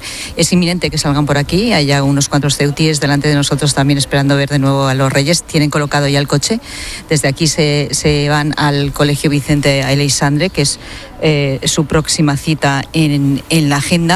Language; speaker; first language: Spanish; native; Spanish